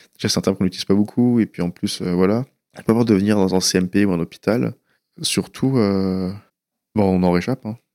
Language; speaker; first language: French; early bilingual, other home language; Persian